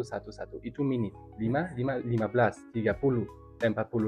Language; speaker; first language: Indonesian; non-native, learner; German